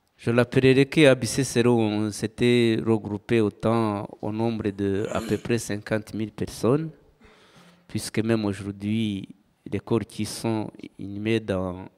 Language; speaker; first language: French; non-native, local second language; Kinyarwanda